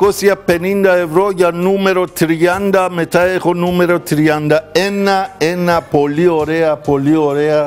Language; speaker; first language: Greek; non-native, fluent; Persian